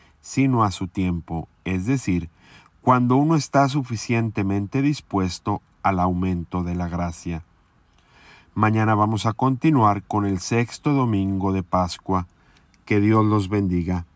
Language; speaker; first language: Spanish; native; Spanish